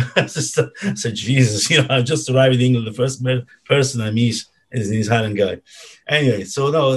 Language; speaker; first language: English; non-native, fluent; Italian